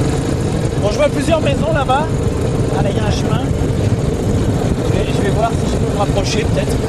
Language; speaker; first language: French; native; French